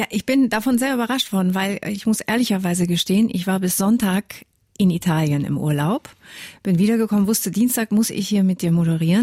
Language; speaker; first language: German; native; German